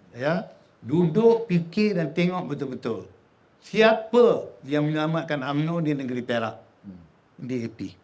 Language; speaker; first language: Malay; native; Malay